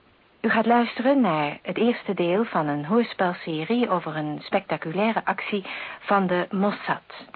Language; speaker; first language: Dutch; native; Dutch